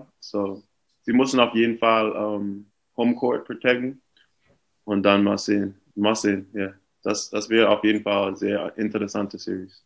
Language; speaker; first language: German; non-native, fluent; English